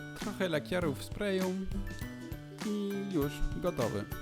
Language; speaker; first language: Polish; non-native, learner; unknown